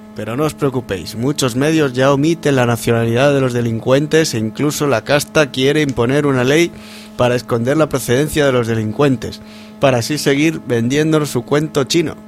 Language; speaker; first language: Spanish; non-native, local second language; Catalan